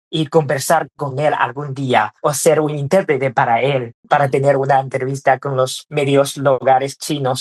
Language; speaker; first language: Spanish; non-native, fluent; Chinese